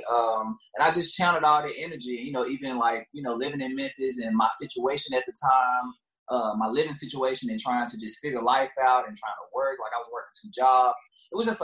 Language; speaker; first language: English; native; English